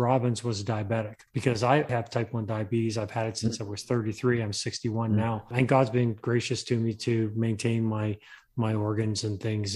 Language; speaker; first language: English; native; English